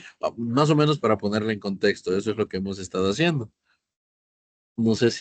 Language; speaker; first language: Spanish; native; Spanish